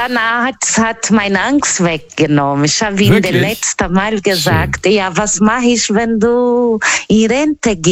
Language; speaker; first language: German; non-native, learner; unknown